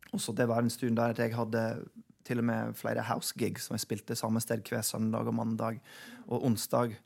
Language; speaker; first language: Norwegian; non-native, fluent; English